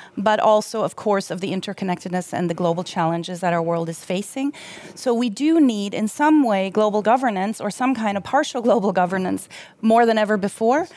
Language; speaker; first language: English; non-native, fluent; German